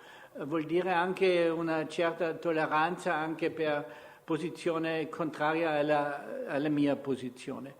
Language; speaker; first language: Italian; non-native, fluent; German